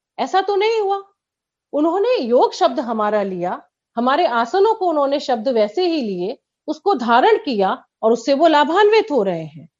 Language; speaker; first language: Hindi; native; Hindi